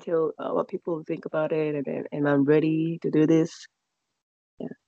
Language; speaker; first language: English; non-native, learner; Korean